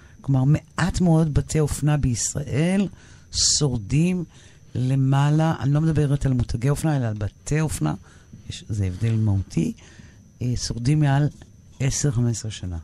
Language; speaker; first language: Hebrew; native; Hebrew